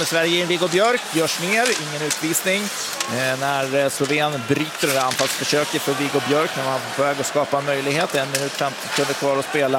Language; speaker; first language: Swedish; native; Swedish